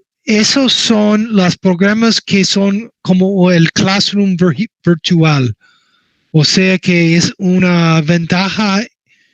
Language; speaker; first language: Spanish; non-native, learner; English